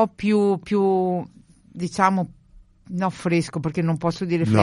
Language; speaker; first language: Italian; early bilingual, heritage; Italian